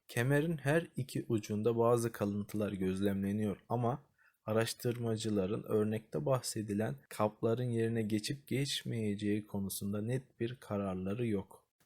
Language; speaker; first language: Turkish; native; Turkish